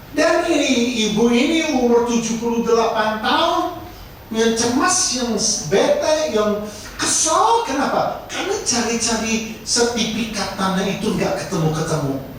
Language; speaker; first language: Indonesian; non-native, fluent; English